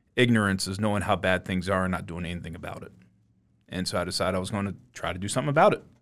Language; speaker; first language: English; native; English